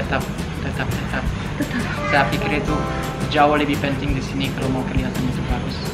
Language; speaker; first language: Indonesian; non-native, fluent; French